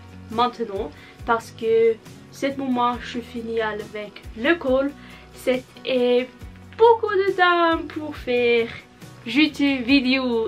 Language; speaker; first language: French; non-native, learner; Norwegian